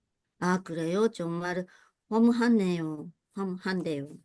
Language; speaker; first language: Korean; non-native, learner; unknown